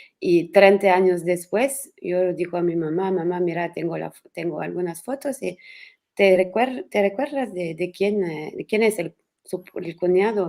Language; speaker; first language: Spanish; non-native, learner; French